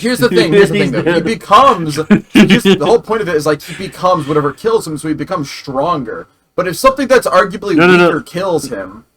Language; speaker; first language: English; native; English